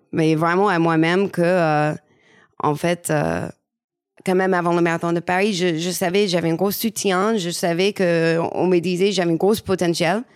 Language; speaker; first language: French; non-native, fluent; English